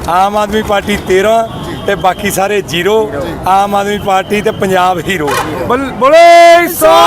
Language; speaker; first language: Punjabi; native; Punjabi